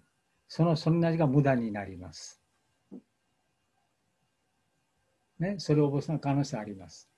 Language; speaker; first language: Japanese; non-native, fluent; Bangla